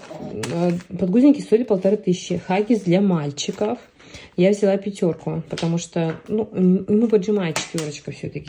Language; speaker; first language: Russian; native; Russian